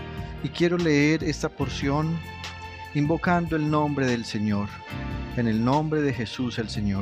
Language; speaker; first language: Spanish; native; Spanish